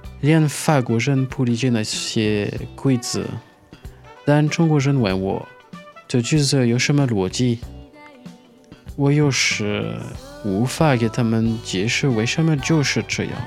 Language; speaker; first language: Chinese; non-native, fluent; French